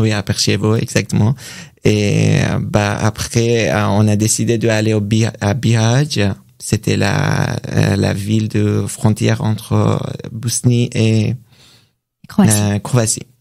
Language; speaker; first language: French; non-native, learner; Persian